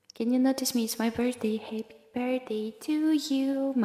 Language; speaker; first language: English; non-native, fluent; Russian